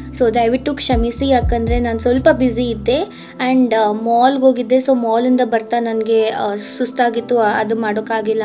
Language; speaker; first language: Kannada; native; Kannada